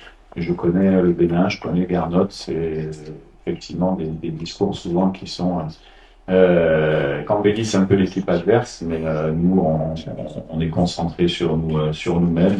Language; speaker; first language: French; non-native, fluent; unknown